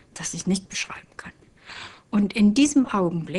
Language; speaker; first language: German; native; German